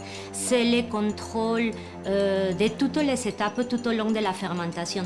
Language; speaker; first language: French; non-native, fluent; Spanish